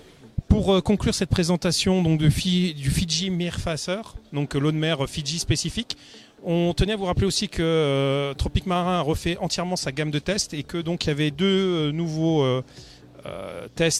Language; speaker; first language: French; native; French